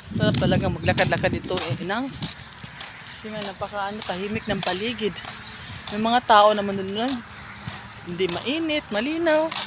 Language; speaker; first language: Filipino; non-native, local second language; Cebuano